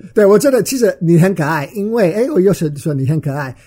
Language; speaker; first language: Chinese; non-native, learner; English